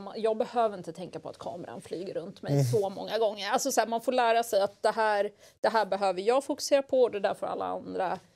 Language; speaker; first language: Swedish; non-native, local second language; Assyrian Neo-Aramaic